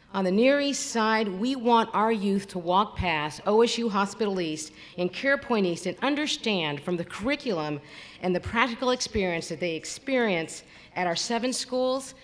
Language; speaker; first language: English; native; English